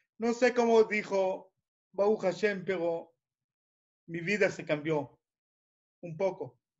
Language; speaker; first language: Spanish; non-native, fluent; Hebrew